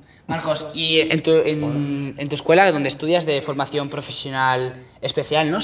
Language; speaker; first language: Spanish; native; Spanish